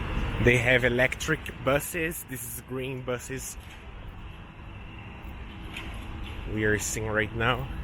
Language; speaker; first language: English; non-native, local second language; Portuguese